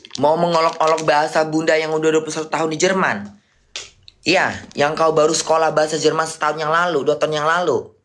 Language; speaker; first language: Indonesian; native; Indonesian